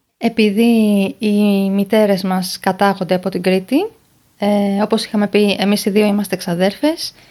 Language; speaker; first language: Greek; native; Greek